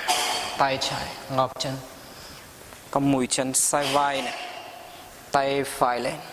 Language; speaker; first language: Vietnamese; non-native, learner; Hindi